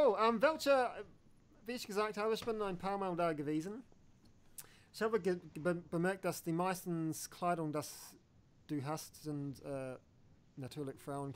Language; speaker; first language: German; non-native, learner; English